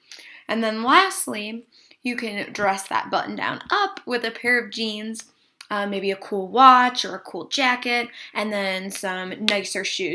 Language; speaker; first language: English; native; English